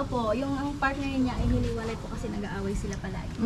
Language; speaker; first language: Filipino; native; Filipino